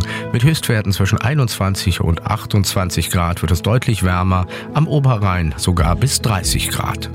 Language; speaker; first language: German; native; German